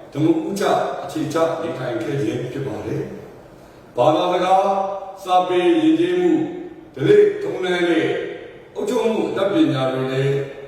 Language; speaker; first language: Burmese; non-native, local second language; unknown